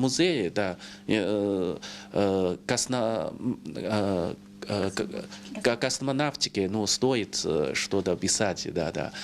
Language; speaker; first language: Russian; non-native, learner; Chinese